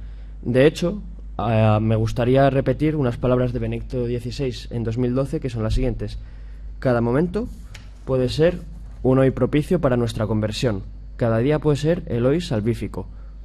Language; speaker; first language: Spanish; native; Spanish